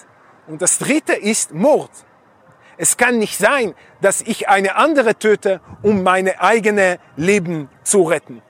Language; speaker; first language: German; non-native, fluent; Hebrew